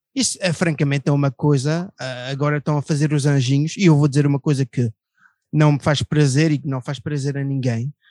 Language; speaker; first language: Portuguese; non-native, fluent; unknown